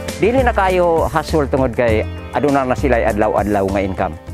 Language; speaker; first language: Cebuano; non-native, local second language; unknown